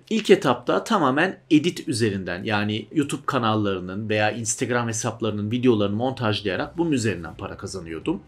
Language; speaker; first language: Turkish; early bilingual, heritage; Turkish